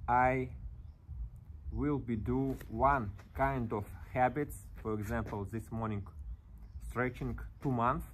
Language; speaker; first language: English; non-native, learner; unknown